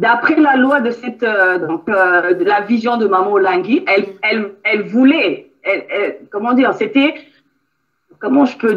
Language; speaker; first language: French; non-native, local second language; Lingala